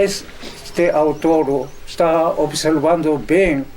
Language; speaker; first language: Portuguese; non-native, fluent; Japanese